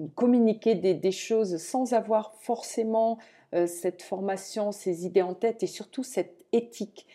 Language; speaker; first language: French; native; French